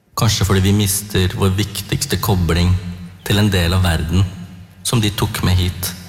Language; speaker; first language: Norwegian; early bilingual, other home language; Tamil